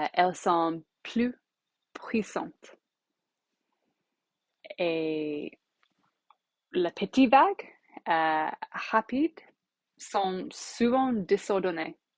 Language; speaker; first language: French; non-native, learner; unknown